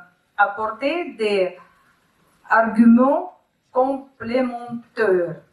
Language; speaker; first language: French; non-native, learner; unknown